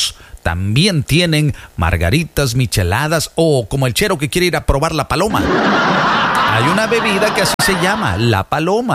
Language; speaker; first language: Spanish; native; Spanish